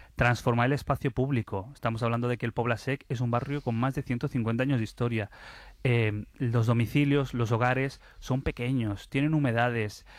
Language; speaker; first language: Spanish; early bilingual, other home language; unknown